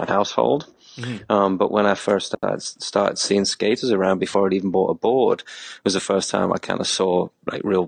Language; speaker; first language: English; native; English